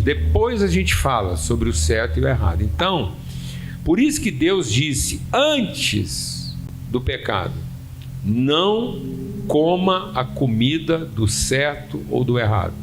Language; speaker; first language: Portuguese; native; Portuguese